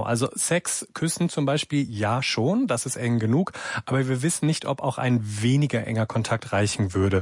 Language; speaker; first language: German; native; German